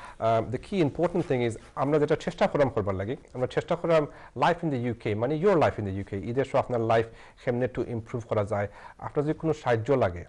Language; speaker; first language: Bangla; early bilingual, heritage; Sylheti